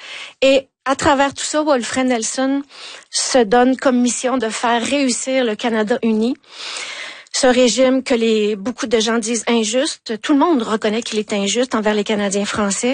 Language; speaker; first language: French; native; French